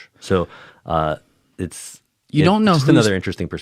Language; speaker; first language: English; native; English